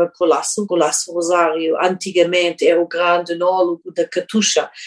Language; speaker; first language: Portuguese; non-native, fluent; German